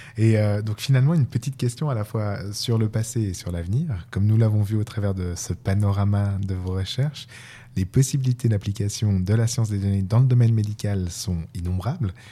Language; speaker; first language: French; native; French